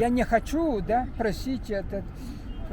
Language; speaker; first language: Russian; non-native, fluent; Mongolian